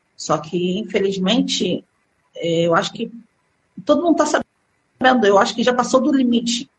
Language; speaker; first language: Portuguese; early bilingual, other home language; Arabic